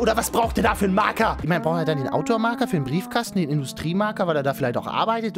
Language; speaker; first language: German; native; German